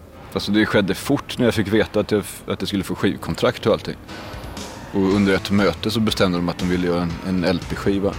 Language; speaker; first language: Swedish; native; Swedish